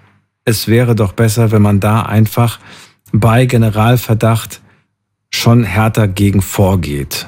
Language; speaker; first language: German; native; German